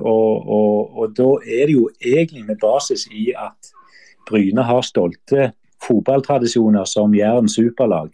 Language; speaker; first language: Norwegian; native; Norwegian